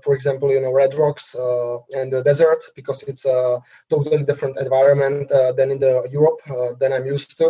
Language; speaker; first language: English; non-native, learner; Slovak